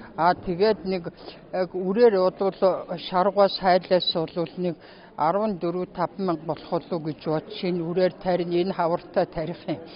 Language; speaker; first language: Mongolian; native; Mongolian